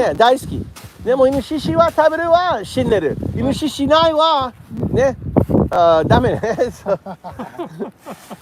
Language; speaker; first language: Japanese; non-native, learner; English